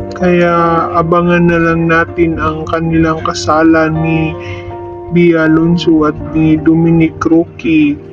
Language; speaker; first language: Filipino; native; Filipino